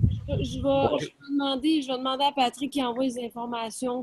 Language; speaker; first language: French; native; French